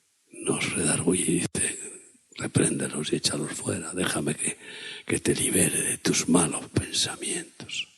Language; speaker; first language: Spanish; native; Spanish